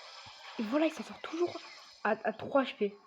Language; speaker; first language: French; native; French